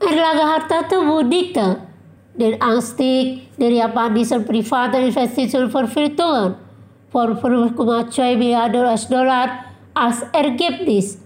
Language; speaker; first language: German; non-native, learner; Indonesian